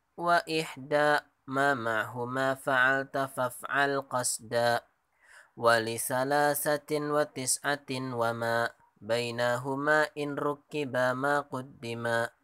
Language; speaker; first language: Arabic; non-native, learner; Indonesian